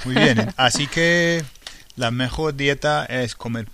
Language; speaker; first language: Spanish; non-native, fluent; English